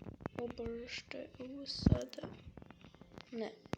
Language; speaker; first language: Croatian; early bilingual, heritage; Croatian